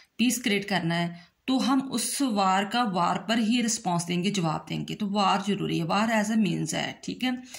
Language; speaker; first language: Hindi; non-native, local second language; Punjabi